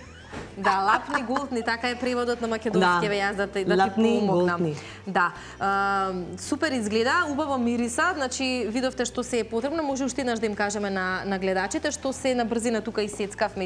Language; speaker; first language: Macedonian; native; Macedonian